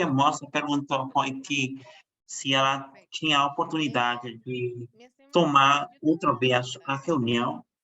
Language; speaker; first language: Portuguese; non-native, fluent; Spanish